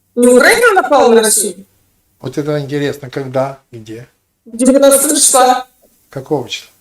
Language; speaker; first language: Russian; non-native, local second language; Ukrainian